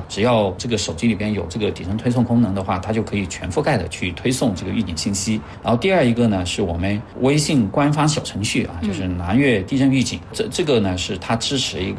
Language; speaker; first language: Chinese; native; Chinese